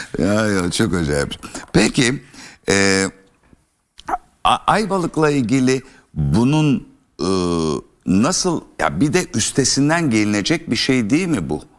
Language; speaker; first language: Turkish; native; Turkish